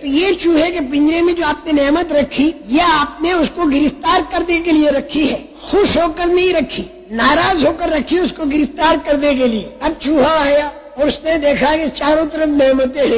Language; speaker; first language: Urdu; native; Urdu